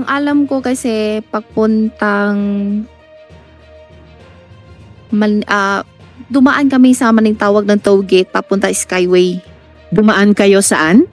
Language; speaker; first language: Filipino; non-native, learner; Chinese